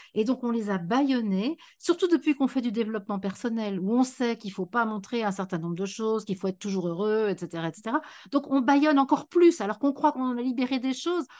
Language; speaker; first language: French; native; French